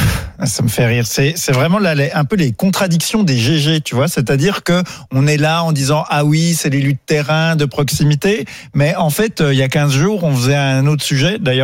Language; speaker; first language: French; native; French